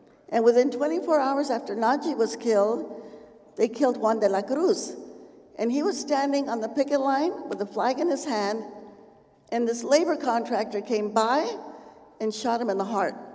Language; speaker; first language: English; early bilingual, other home language; Spanish